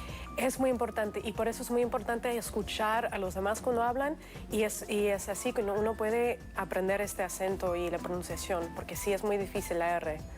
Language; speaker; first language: Spanish; non-native, fluent; Russian